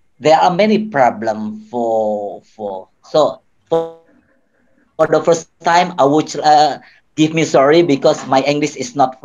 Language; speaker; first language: English; non-native, learner; Indonesian